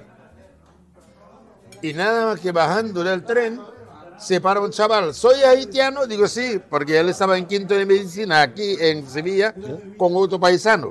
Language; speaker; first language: Spanish; non-native, fluent; Haitian Creole